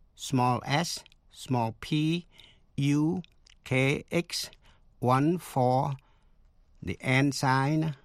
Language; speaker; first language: English; non-native, fluent; Vietnamese